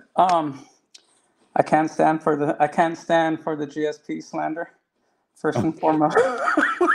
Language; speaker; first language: English; native; English